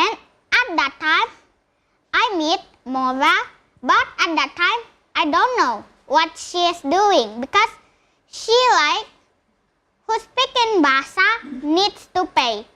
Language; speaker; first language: English; non-native, learner; Indonesian